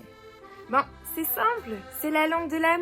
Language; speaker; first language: French; non-native, fluent; Dutch